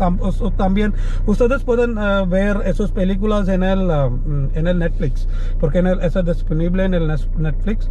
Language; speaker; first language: Spanish; non-native, learner; Malayalam